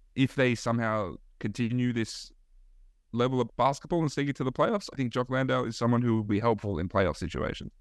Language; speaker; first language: English; early bilingual, other home language; Turkish